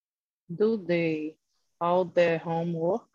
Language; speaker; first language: English; non-native, learner; Portuguese